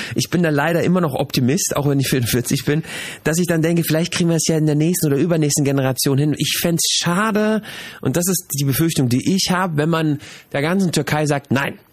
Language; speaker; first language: German; native; German